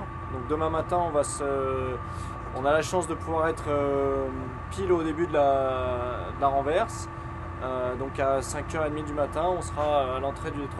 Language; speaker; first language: French; native; French